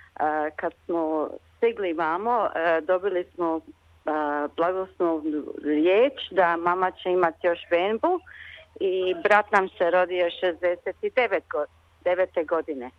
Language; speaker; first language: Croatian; early bilingual, other home language; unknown